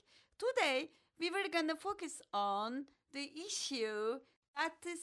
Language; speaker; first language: English; non-native, fluent; Turkish